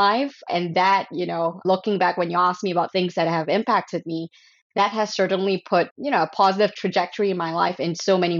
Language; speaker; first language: English; non-native, local second language; Chinese